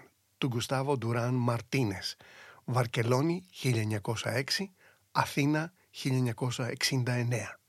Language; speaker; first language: Greek; native; Greek